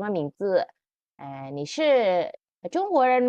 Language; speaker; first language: Chinese; non-native, fluent; Indonesian